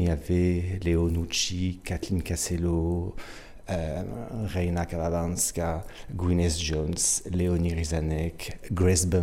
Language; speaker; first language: French; native; French